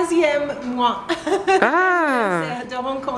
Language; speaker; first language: French; non-native, learner; English